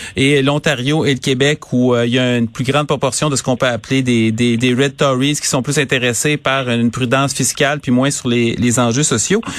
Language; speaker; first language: French; native; French